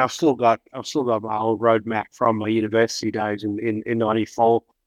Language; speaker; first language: English; native; English